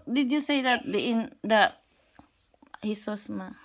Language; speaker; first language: English; non-native, local second language; Cebuano